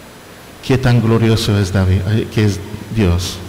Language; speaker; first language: Spanish; non-native, fluent; English